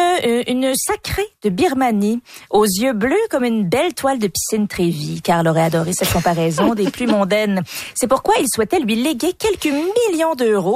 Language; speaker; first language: French; native; French